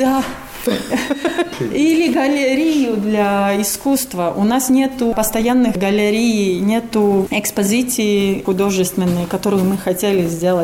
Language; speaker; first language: Russian; non-native, local second language; Latvian